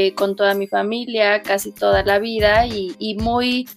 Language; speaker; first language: Spanish; native; Spanish